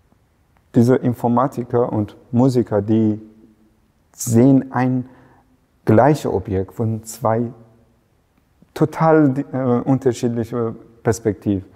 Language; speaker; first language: German; non-native, fluent; Persian